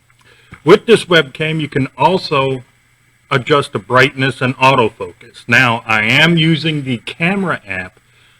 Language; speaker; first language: English; native; English